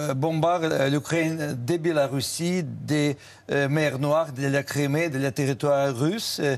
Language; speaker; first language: French; non-native, fluent; Russian